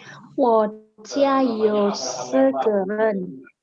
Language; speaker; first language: Chinese; non-native, learner; Indonesian